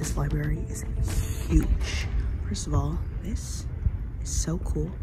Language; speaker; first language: English; native; English